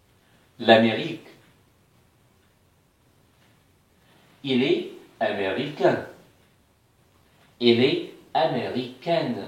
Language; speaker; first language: French; non-native, fluent; Arabic